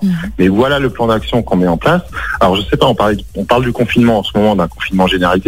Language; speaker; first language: French; native; French